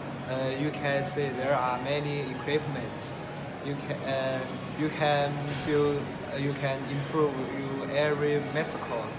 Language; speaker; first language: English; non-native, learner; Chinese